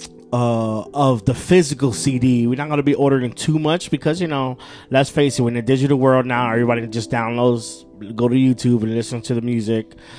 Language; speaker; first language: English; early bilingual, other home language; Spanish